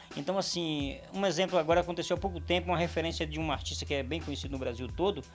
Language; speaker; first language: Portuguese; native; Portuguese